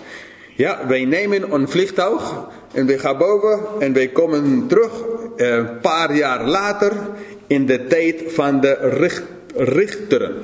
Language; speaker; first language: Dutch; non-native, fluent; English